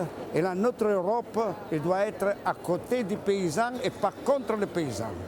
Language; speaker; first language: French; non-native, fluent; Italian